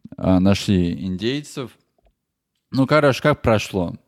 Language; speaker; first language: Russian; native; Russian